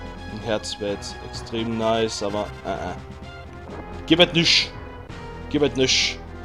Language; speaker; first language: German; native; German